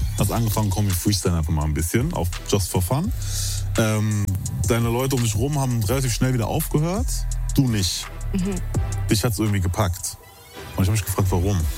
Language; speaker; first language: German; native; German